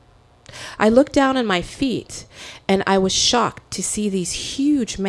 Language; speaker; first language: English; early bilingual, other home language; French